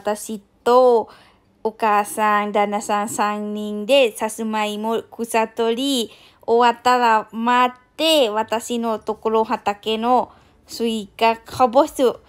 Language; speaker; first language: Japanese; non-native, learner; Lao